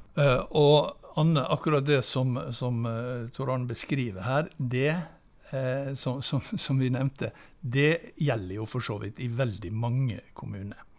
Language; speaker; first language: Norwegian; native; Norwegian